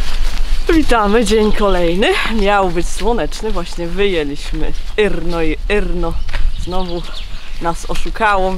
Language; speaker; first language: Polish; native; Polish